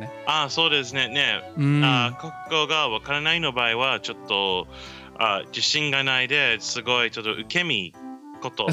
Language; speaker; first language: Japanese; non-native, learner; English